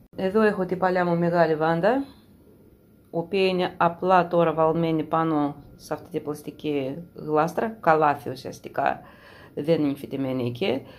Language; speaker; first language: Greek; non-native, fluent; Russian